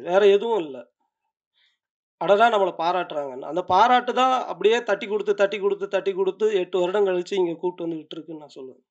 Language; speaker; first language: Tamil; native; Tamil